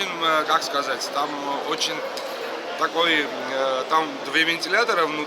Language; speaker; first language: Russian; non-native, fluent; Georgian